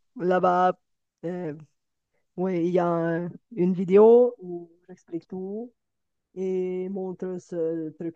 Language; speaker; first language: French; non-native, fluent; Bulgarian